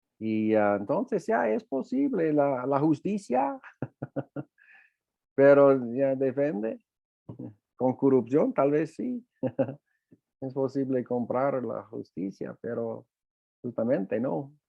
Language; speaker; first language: Spanish; non-native, fluent; English